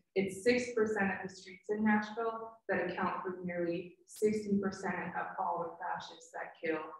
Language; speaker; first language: English; native; English